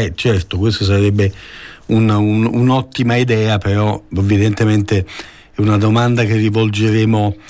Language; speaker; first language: Italian; native; Italian